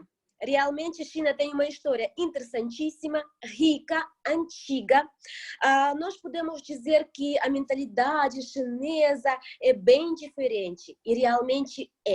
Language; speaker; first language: Portuguese; non-native, fluent; Russian